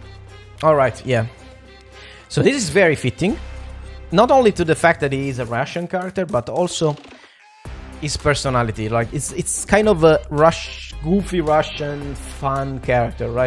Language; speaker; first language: English; non-native, fluent; Italian